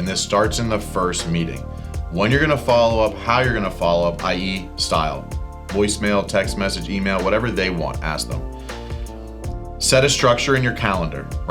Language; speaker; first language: English; native; English